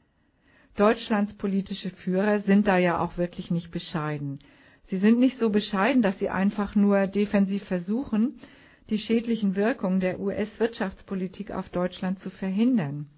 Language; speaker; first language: German; native; German